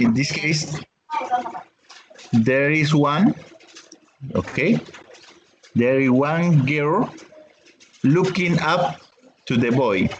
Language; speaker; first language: English; non-native, fluent; Spanish